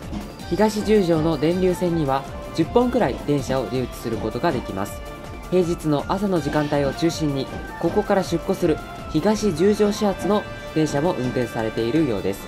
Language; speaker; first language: Japanese; native; Japanese